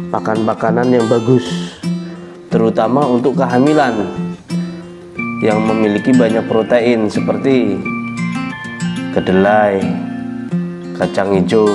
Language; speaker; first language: Indonesian; non-native, local second language; Javanese